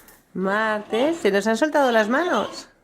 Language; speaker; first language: Spanish; native; Spanish